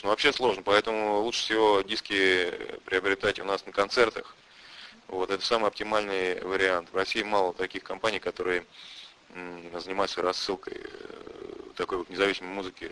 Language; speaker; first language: Russian; native; Russian